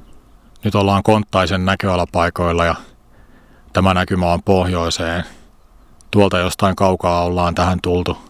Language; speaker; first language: Finnish; native; Finnish